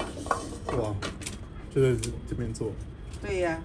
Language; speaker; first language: Chinese; early bilingual, heritage; Chinese